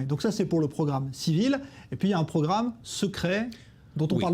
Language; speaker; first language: French; native; French